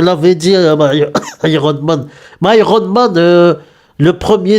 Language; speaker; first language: French; native; French